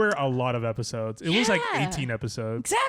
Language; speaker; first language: English; native; English